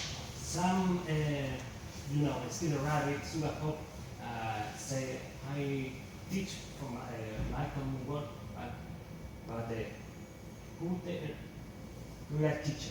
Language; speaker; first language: English; non-native, learner; Spanish